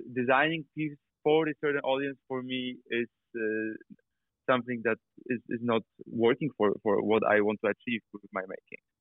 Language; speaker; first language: English; non-native, fluent; Polish